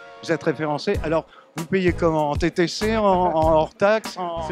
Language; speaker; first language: French; native; French